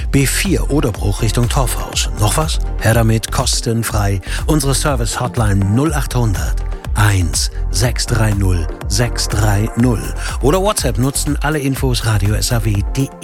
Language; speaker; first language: German; native; German